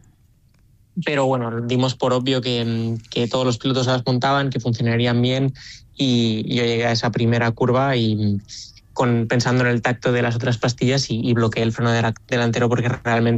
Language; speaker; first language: Spanish; native; Spanish